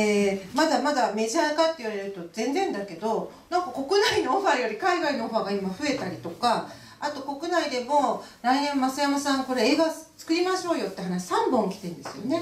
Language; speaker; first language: Japanese; native; Japanese